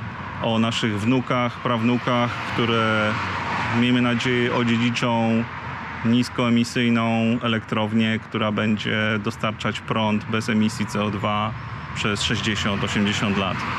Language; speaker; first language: Polish; native; Polish